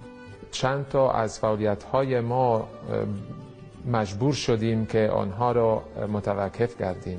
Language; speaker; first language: Persian; non-native, fluent; Italian